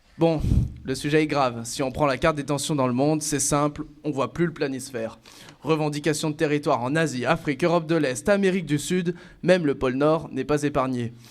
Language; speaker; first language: French; native; French